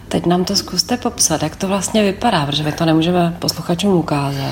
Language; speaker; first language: Czech; native; Czech